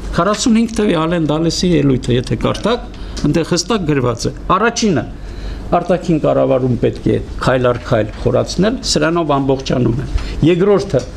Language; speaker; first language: Armenian; native; Armenian